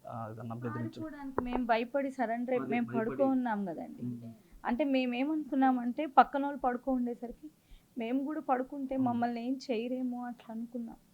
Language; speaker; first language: Telugu; native; Telugu